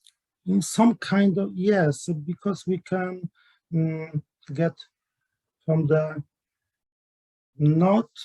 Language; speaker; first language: English; non-native, learner; Polish